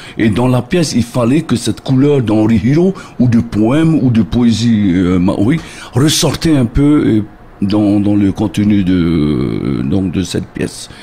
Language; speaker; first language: French; native; French